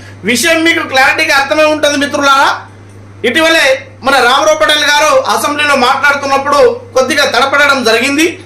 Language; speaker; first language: Telugu; non-native, local second language; Marathi